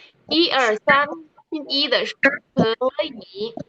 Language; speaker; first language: Chinese; non-native, fluent; Indonesian